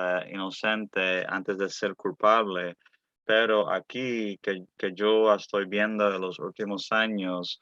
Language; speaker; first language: Spanish; early bilingual, heritage; Spanish